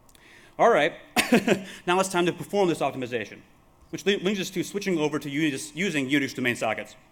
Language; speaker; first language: English; native; English